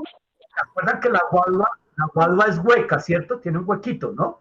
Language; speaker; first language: Spanish; native; Spanish